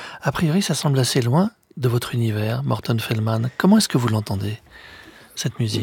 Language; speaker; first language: French; native; French